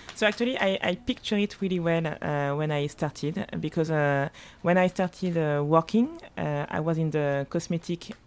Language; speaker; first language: English; non-native, fluent; French